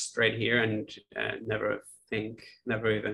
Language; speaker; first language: English; non-native, fluent; Polish